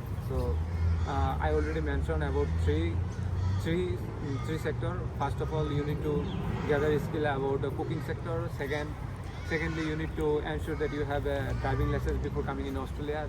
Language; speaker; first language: English; non-native, local second language; Bangla